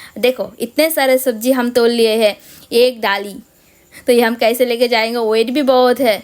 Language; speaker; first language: Hindi; non-native, local second language; Bangla